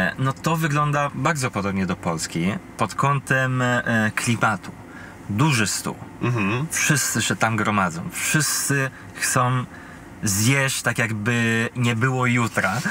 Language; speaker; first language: Polish; non-native, fluent; Italian